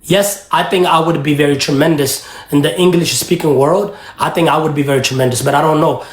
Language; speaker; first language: English; early bilingual, other home language; Amharic